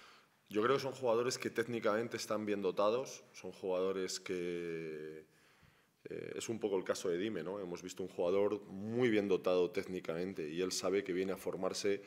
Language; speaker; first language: Spanish; native; Spanish